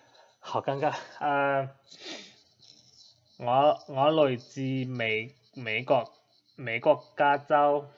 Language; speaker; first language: Chinese; non-native, learner; English